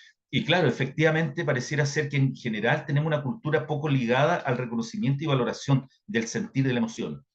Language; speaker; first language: Spanish; native; Spanish